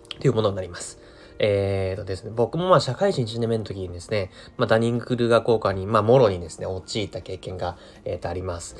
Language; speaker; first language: Japanese; native; Japanese